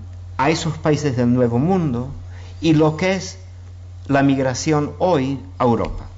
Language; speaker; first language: Spanish; non-native, fluent; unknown